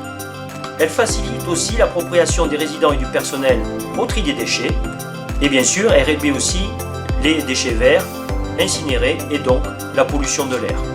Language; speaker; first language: French; native; French